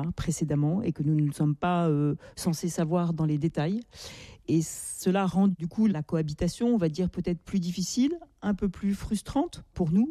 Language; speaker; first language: French; native; French